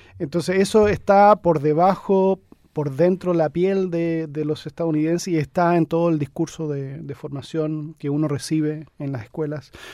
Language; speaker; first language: Spanish; early bilingual, other home language; English